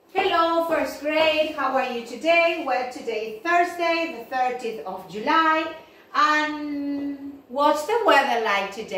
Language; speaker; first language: English; non-native, fluent; Spanish